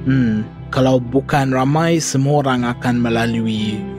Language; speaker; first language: Malay; non-native, fluent; English